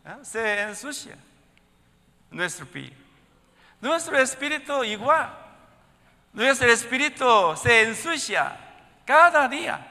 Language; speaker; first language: Spanish; non-native, learner; Korean